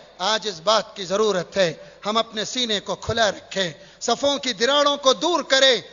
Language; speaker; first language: Urdu; native; Urdu